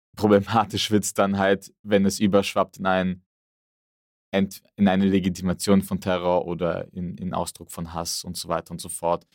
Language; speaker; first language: German; native; German